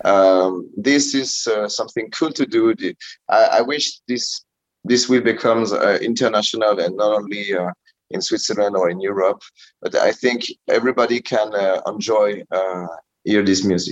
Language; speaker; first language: English; non-native, learner; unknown